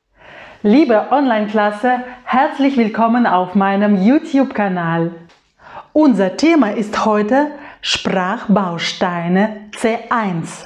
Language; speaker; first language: German; non-native, fluent; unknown